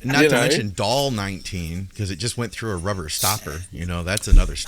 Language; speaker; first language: English; native; English